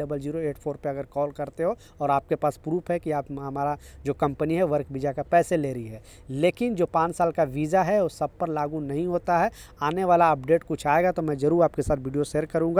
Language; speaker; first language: Hindi; native; Hindi